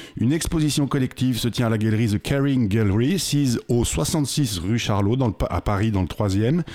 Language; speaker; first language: French; native; French